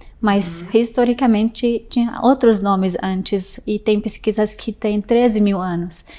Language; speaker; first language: Portuguese; non-native, fluent; Arabic